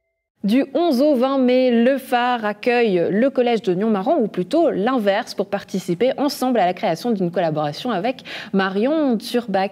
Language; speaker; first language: French; native; French